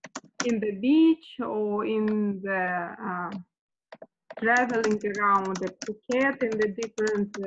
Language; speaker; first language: English; non-native, learner; Russian